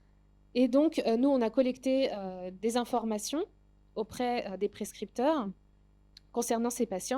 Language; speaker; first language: French; native; French